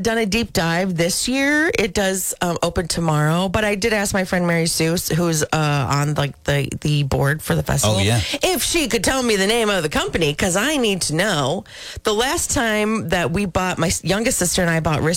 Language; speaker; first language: English; native; English